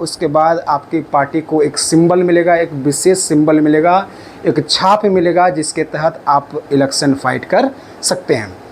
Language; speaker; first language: Hindi; native; Hindi